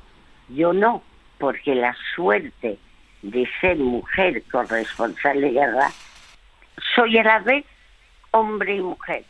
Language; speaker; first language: Spanish; early bilingual, other home language; French